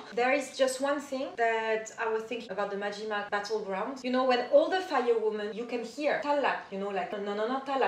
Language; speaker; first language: English; non-native, fluent; French